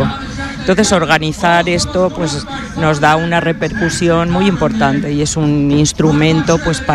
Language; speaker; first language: Spanish; native; Spanish